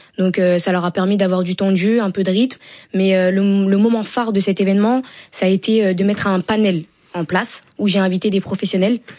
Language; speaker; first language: French; early bilingual, other home language; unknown